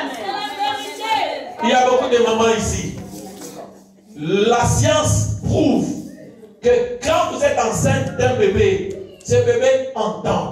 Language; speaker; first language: French; non-native, local second language; Lingala